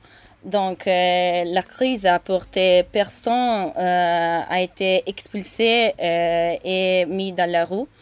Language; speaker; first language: French; non-native, learner; Italian